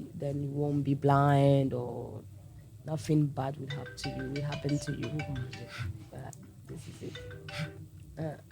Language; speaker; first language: English; non-native, fluent; French